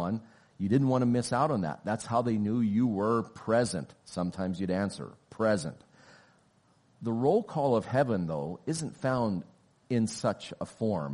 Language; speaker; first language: English; native; English